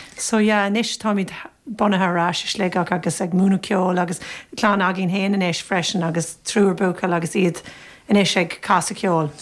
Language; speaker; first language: Irish; non-native, local second language; English